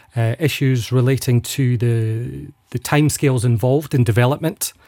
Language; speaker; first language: English; native; English